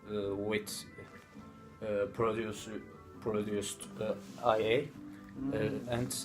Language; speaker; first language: English; non-native, learner; Turkish